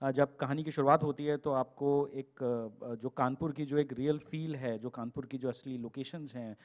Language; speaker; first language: Hindi; native; Hindi